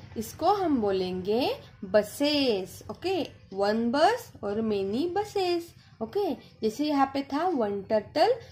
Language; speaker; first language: Hindi; non-native, local second language; Marathi